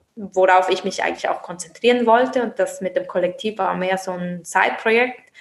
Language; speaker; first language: German; native; German